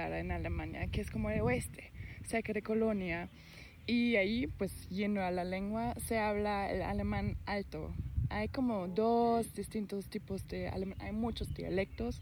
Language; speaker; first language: Spanish; non-native, fluent; German